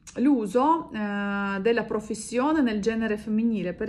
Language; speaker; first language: Italian; non-native, fluent; Russian